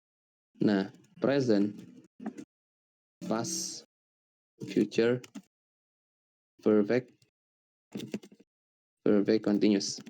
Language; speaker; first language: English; non-native, learner; Indonesian